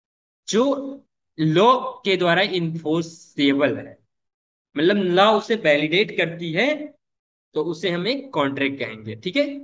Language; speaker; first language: Hindi; native; Hindi